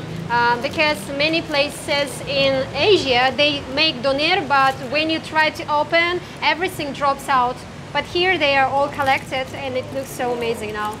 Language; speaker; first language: English; non-native, fluent; Kazakh